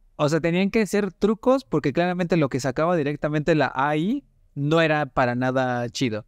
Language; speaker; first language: Spanish; native; Spanish